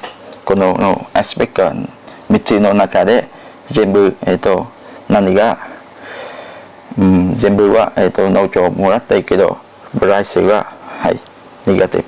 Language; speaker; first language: Japanese; non-native, learner; Thai